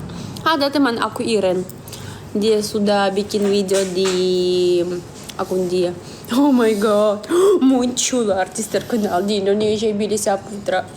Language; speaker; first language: Indonesian; non-native, fluent; Russian